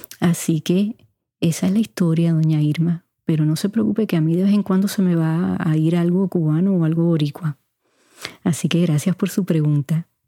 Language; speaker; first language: Spanish; native; Spanish